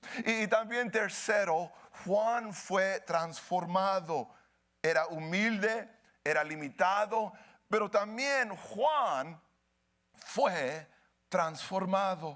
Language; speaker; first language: Spanish; early bilingual, heritage; Spanish